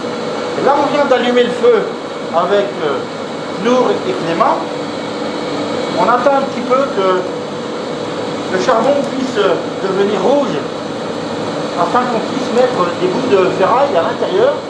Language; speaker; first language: French; native; French